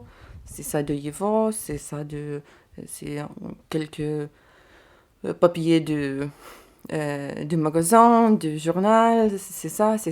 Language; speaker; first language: French; non-native, learner; Lithuanian